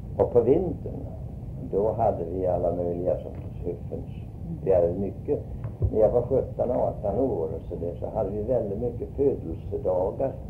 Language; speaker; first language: Swedish; early bilingual, heritage; Swedish